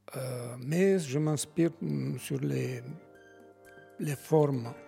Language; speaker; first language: French; non-native, learner; Albanian